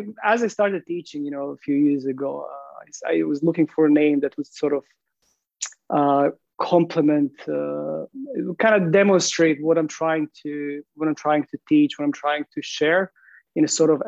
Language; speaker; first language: English; non-native, fluent; Croatian